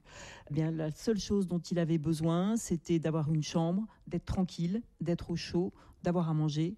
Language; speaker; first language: French; native; French